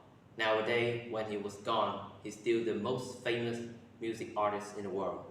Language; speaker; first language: English; non-native, learner; Vietnamese